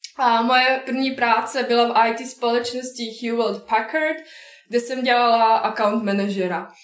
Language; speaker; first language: Czech; non-native, fluent; Bosnian